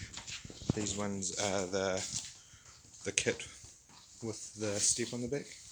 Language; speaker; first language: English; native; English